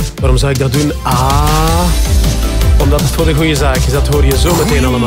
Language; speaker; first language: Dutch; native; Dutch